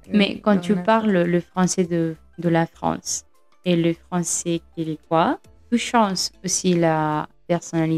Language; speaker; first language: French; non-native, fluent; Spanish